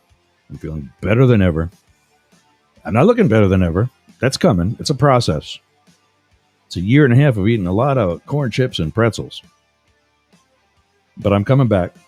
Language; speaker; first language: English; native; English